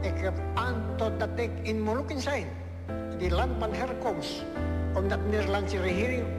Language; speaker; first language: Dutch; non-native, learner; Malay